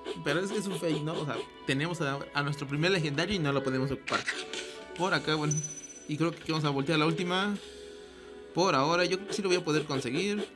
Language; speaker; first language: Spanish; native; Spanish